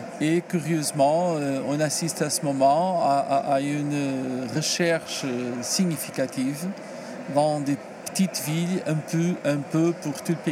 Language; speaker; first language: French; non-native, learner; Portuguese